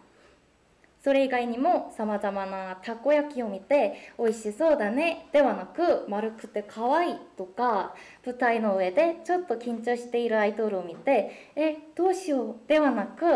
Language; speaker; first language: Japanese; non-native, fluent; Korean